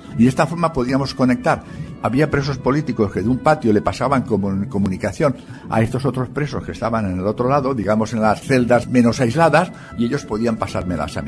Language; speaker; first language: Spanish; native; Spanish